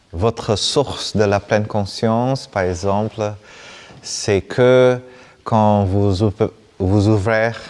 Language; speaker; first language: French; non-native, fluent; Vietnamese